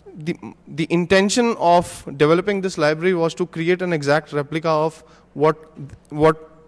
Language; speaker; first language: English; non-native, local second language; Hindi